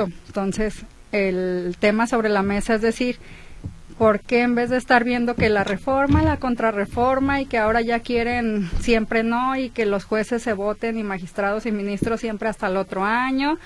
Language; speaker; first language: Spanish; native; Spanish